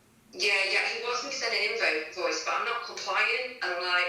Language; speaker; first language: English; native; English